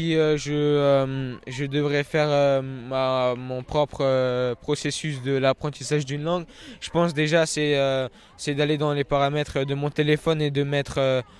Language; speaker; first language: French; early bilingual, other home language; Hungarian